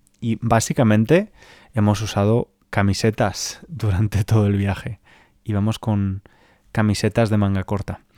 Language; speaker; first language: Spanish; native; Spanish